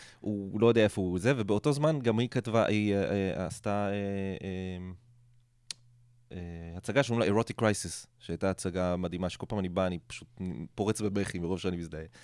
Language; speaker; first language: Hebrew; non-native, local second language; Arabic